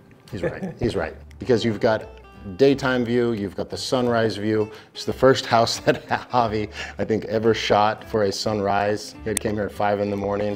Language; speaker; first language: English; native; English